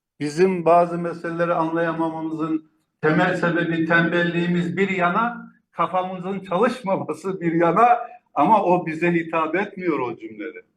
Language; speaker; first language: Turkish; native; Turkish